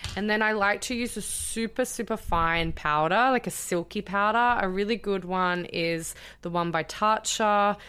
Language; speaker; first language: English; native; English